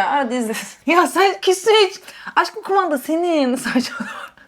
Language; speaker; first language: Turkish; native; Turkish